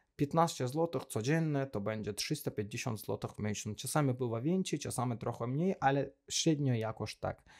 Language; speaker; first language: Polish; non-native, learner; Azerbaijani